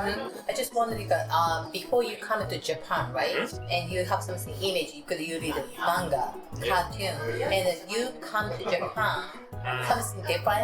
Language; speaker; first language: English; non-native, learner; Japanese